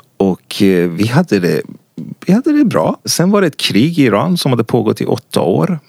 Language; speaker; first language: Swedish; non-native, fluent; Persian